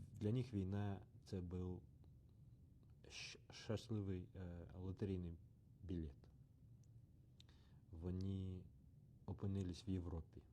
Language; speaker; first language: Ukrainian; non-native, learner; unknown